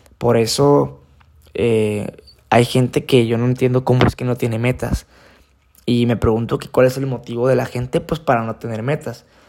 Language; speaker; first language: Spanish; native; Spanish